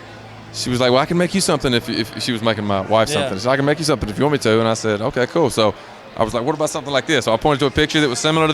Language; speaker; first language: English; native; English